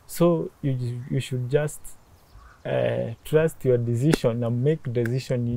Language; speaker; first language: English; non-native, local second language; Meru